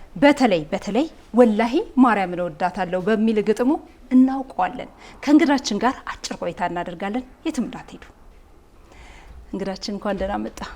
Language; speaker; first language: Amharic; native; Amharic